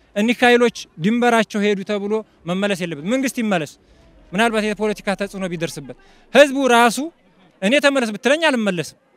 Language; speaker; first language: Amharic; native; Amharic